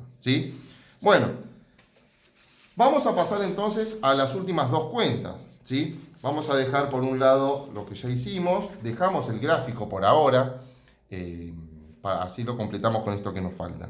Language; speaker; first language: Spanish; native; Spanish